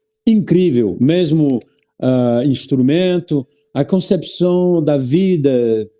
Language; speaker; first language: Portuguese; non-native, learner; French